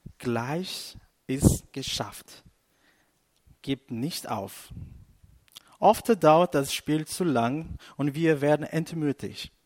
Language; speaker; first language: German; non-native, fluent; Portuguese